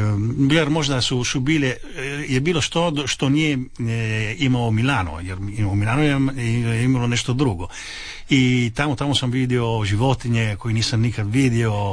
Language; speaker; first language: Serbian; early bilingual, heritage; Italian